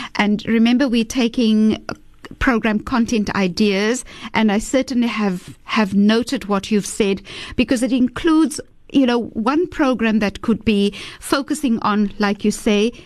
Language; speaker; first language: English; early bilingual, other home language; Afrikaans